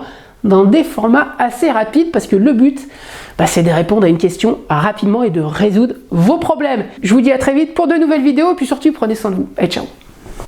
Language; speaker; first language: French; native; French